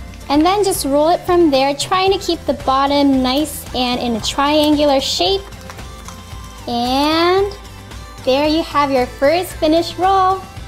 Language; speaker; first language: English; early bilingual, other home language; Japanese